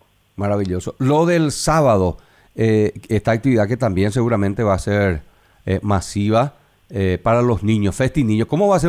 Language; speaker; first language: Spanish; native; Spanish